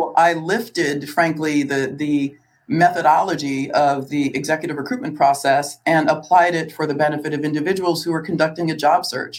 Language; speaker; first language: English; native; English